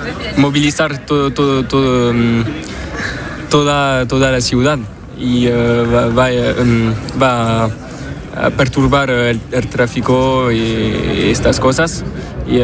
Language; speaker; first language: Spanish; non-native, learner; French